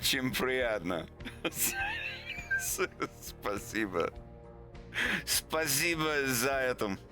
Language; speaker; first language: Russian; non-native, learner; English